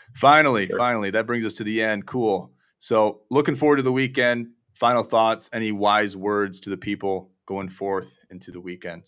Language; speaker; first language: English; native; English